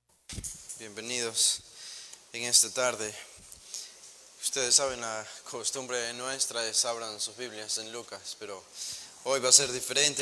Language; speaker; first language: Spanish; native; Spanish